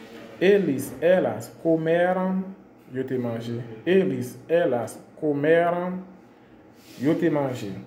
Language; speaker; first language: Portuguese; non-native, fluent; Haitian Creole